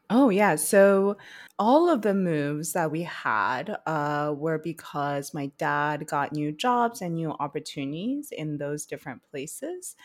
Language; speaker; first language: English; early bilingual, other home language; Chinese